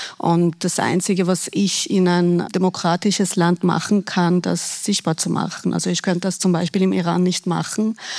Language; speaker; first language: German; non-native, fluent; Persian